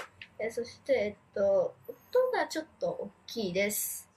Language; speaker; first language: Japanese; early bilingual, heritage; Japanese